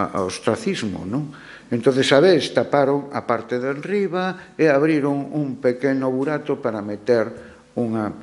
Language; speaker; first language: Galician; non-native, local second language; Spanish